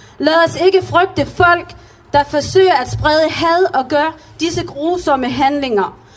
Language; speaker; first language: Danish; early bilingual, other home language; Arabic